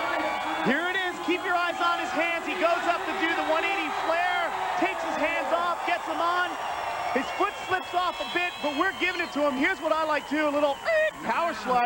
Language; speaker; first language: English; native; English